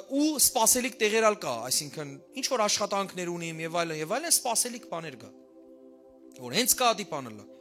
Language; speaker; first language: Armenian; early bilingual, heritage; Armenian